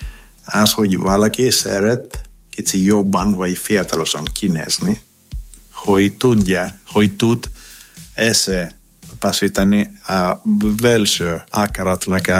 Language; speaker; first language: Hungarian; non-native, learner; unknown